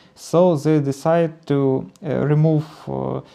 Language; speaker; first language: English; non-native, learner; Ukrainian